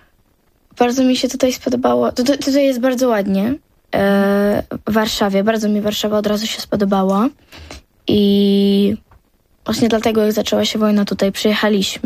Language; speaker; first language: Polish; non-native, learner; Ukrainian